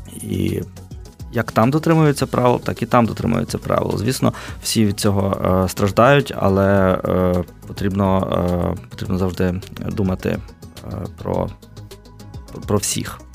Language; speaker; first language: Ukrainian; native; Ukrainian